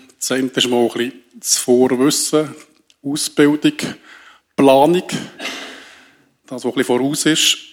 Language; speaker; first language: German; native; German